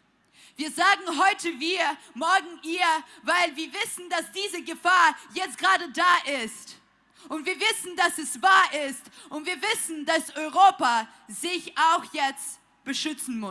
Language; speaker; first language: German; non-native, fluent; Ukrainian